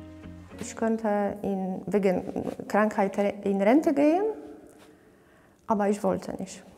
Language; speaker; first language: German; non-native, learner; Polish